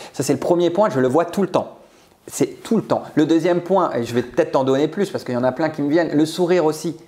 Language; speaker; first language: French; native; French